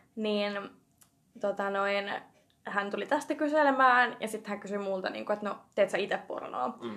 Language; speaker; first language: Finnish; native; Finnish